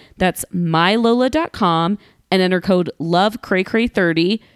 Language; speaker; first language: English; native; English